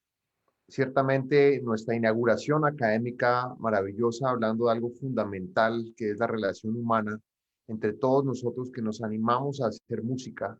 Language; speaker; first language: Spanish; native; Spanish